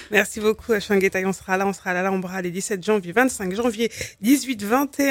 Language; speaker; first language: French; native; French